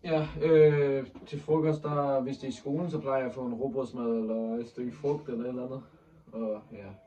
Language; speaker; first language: Danish; native; Danish